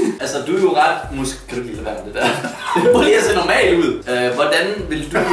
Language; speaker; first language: Danish; native; Danish